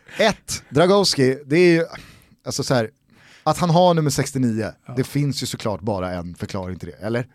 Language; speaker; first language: Swedish; native; Swedish